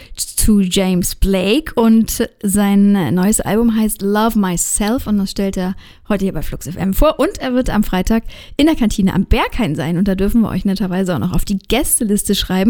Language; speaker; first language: German; native; German